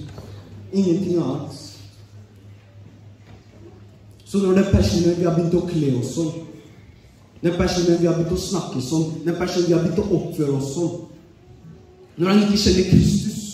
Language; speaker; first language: Norwegian; early bilingual, other home language; Oromo